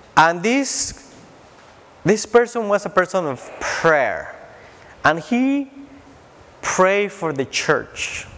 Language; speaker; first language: English; non-native, fluent; Spanish